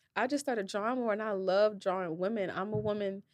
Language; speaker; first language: English; native; English